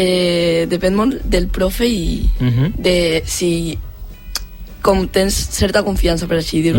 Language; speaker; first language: Catalan; non-native, local second language; Spanish